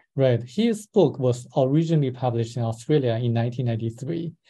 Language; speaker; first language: English; non-native, fluent; Chinese